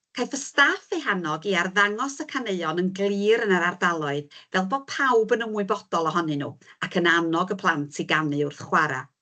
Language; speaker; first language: Welsh; native; Welsh